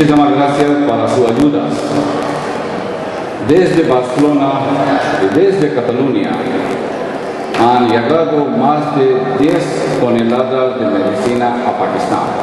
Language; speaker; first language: Spanish; non-native, learner; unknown